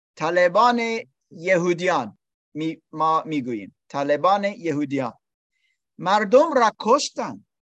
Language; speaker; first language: Persian; non-native, learner; English